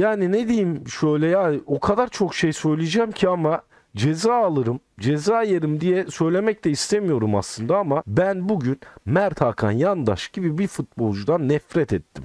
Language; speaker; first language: Turkish; native; Turkish